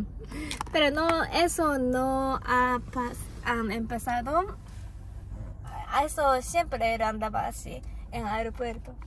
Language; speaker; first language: Spanish; non-native, fluent; Japanese